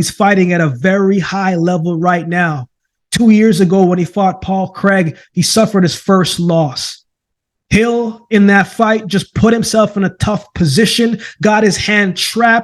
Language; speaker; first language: English; native; English